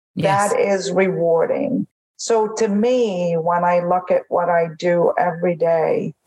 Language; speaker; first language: English; non-native, fluent; Arabic